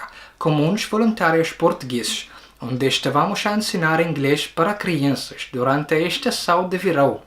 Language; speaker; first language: Portuguese; non-native, learner; Arabic